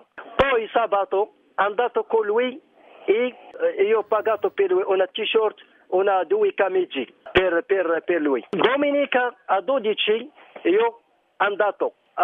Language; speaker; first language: Italian; non-native, learner; Arabic